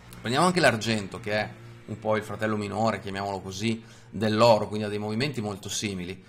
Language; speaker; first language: Italian; native; Italian